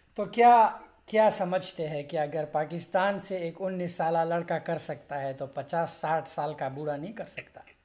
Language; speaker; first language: Urdu; non-native, local second language; Pashto